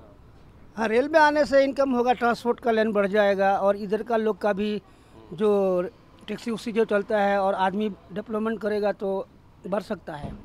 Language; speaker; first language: Hindi; non-native, local second language; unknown